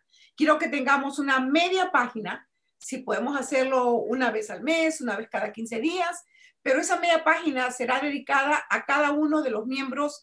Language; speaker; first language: Spanish; native; Spanish